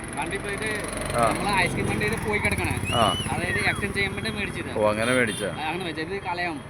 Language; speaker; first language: Malayalam; non-native, local second language; Bangla